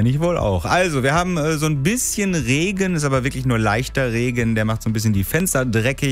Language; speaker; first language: German; native; German